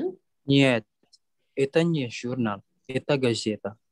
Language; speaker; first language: Russian; non-native, learner; Indonesian